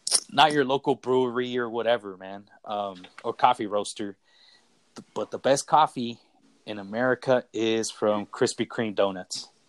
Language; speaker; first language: English; early bilingual, other home language; Spanish